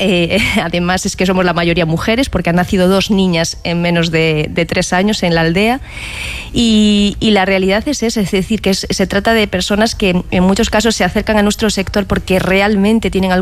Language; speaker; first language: Spanish; native; Spanish